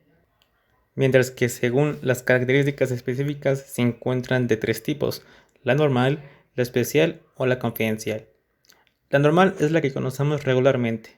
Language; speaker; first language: Spanish; native; Spanish